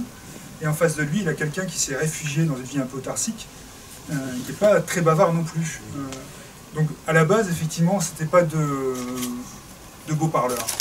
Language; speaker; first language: French; native; French